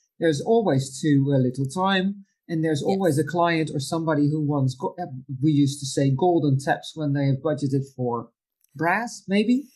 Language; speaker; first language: English; non-native, fluent; Dutch